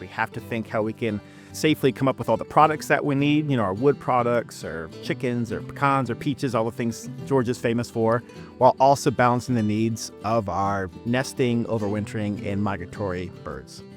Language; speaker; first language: English; native; English